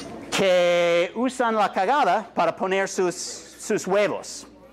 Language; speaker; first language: Spanish; non-native, fluent; English